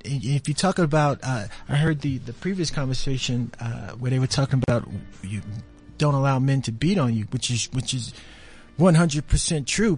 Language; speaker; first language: English; native; English